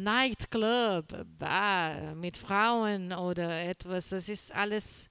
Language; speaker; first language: German; non-native, learner; Portuguese